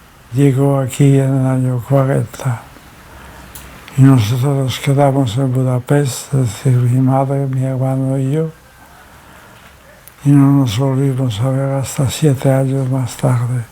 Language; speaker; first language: Spanish; early bilingual, other home language; German